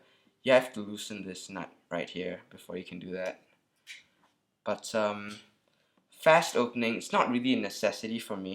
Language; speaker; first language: English; native; English